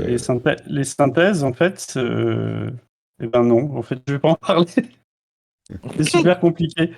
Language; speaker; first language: French; native; French